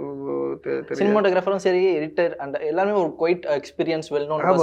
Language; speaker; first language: Tamil; native; Tamil